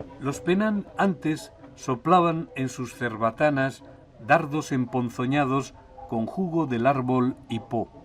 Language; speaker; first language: Spanish; native; Spanish